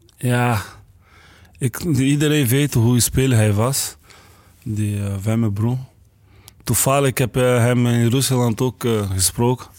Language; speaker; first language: Dutch; non-native, learner; Portuguese